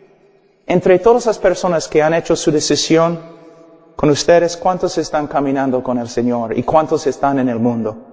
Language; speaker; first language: Spanish; non-native, fluent; English